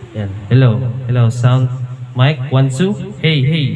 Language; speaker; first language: Filipino; non-native, local second language; Cebuano